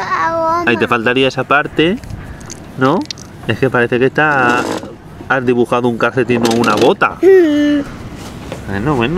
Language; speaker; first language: Spanish; native; Spanish